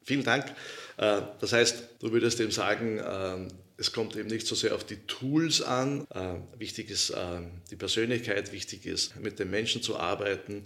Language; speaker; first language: German; native; German